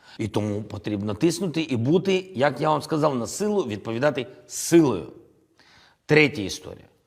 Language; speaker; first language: Ukrainian; non-native, local second language; Russian